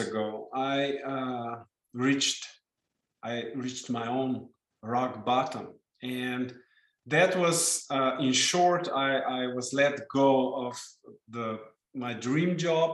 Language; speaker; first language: English; non-native, fluent; Slovenian